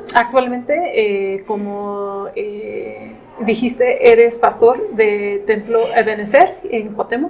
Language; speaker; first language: Spanish; non-native, fluent; English